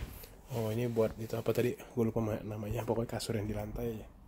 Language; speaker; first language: Indonesian; native; Indonesian